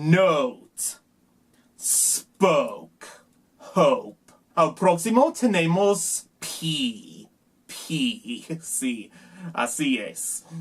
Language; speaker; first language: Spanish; non-native, learner; English